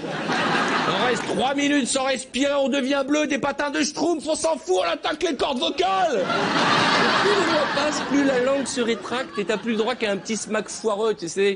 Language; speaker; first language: French; native; French